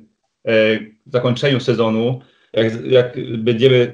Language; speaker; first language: Polish; early bilingual, heritage; Polish